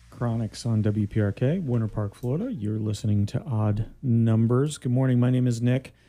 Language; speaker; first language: English; early bilingual, other home language; Greek